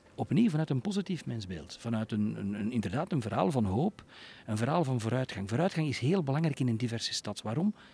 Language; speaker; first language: Dutch; native; Dutch